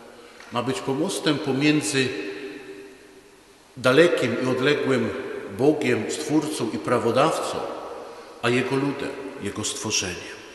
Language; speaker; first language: Polish; native; Polish